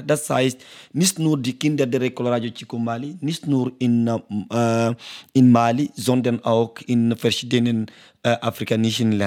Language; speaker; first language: German; non-native, learner; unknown